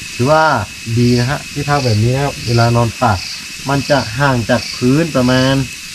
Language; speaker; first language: Thai; native; Thai